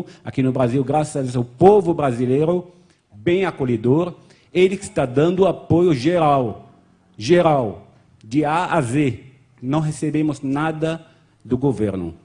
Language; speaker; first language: Portuguese; non-native, fluent; Arabic